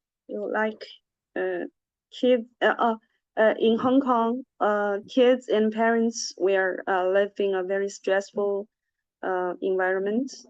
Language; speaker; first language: English; non-native, fluent; Chinese